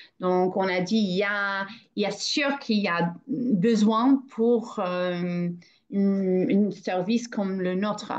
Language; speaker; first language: French; non-native, fluent; English